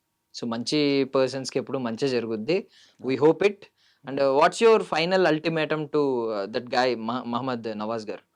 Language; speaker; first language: Telugu; native; Telugu